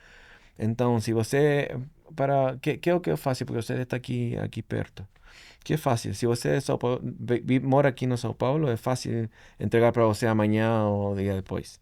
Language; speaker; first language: Portuguese; non-native, fluent; Spanish